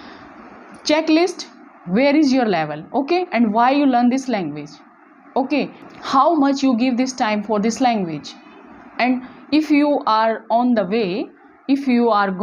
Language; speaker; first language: English; non-native, local second language; Hindi